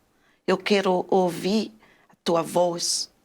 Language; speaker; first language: Portuguese; non-native, learner; Malagasy